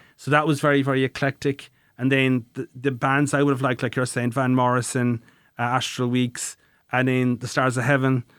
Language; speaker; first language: English; native; English